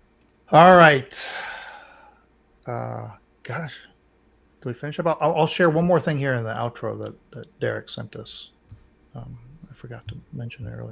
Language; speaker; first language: English; native; English